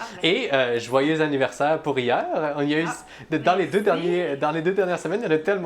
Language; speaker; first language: French; native; French